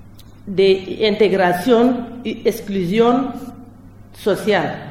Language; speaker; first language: Spanish; non-native, learner; French